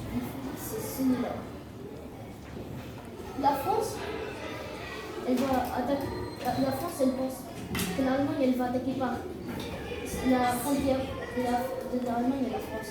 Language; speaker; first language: French; non-native, learner; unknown